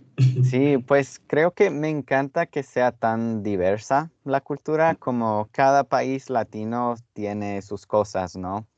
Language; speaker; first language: Spanish; non-native, fluent; English